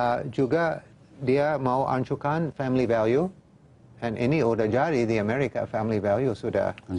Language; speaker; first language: Indonesian; non-native, fluent; English